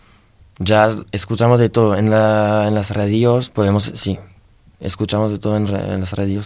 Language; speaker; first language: Spanish; non-native, learner; French